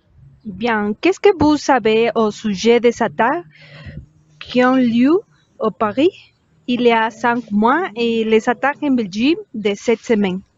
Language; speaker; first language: French; non-native, learner; Spanish